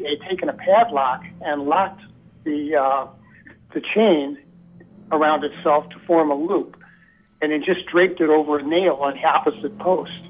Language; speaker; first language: English; native; English